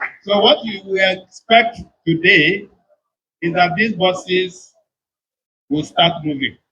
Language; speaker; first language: English; non-native, local second language; Igbo